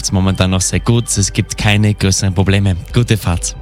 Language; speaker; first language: German; native; German